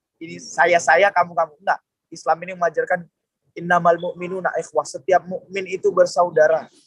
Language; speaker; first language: Indonesian; native; Indonesian